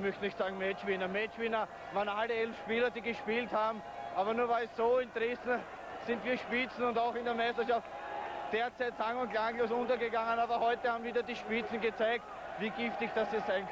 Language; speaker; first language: German; native; German